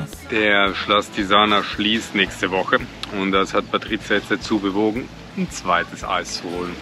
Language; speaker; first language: German; native; German